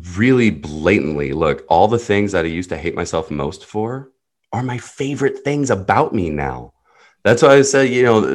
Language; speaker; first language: English; early bilingual, other home language; Hebrew